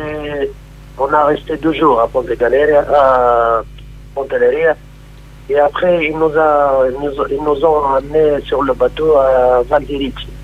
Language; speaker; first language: French; non-native, local second language; Arabic